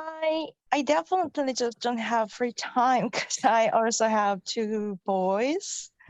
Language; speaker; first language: English; non-native, learner; Korean